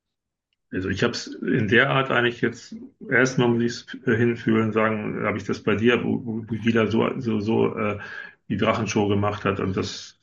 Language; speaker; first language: German; native; German